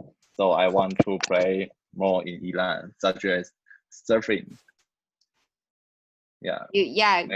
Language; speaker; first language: English; non-native, learner; Chinese